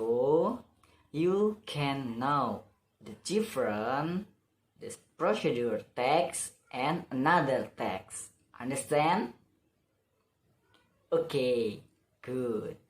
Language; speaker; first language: English; non-native, learner; Indonesian